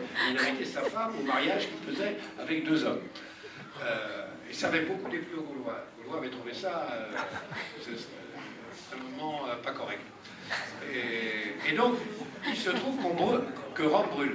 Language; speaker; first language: French; native; French